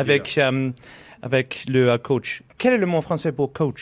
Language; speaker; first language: French; non-native, learner; English